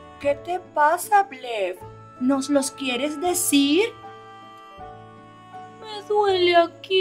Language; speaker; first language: Spanish; native; Spanish